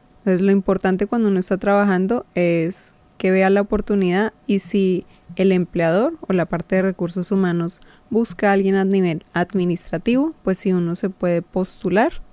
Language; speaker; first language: Spanish; native; Spanish